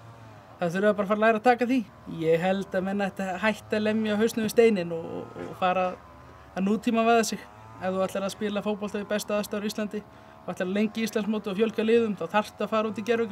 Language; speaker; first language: Icelandic; native; Icelandic